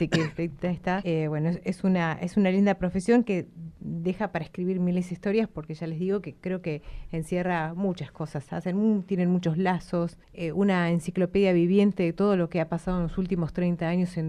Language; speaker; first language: Spanish; native; Spanish